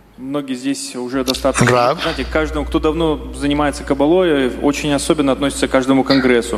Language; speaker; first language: Russian; native; Russian